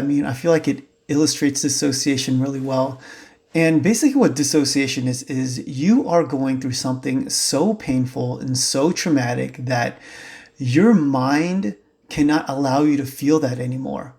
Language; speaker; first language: English; native; English